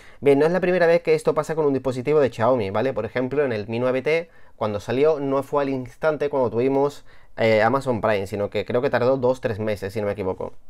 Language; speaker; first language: Spanish; native; Spanish